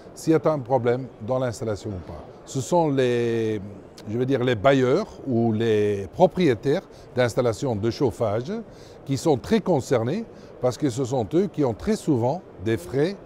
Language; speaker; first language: French; native; French